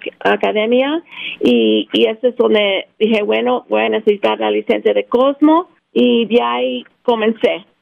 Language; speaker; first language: Spanish; early bilingual, heritage; Spanish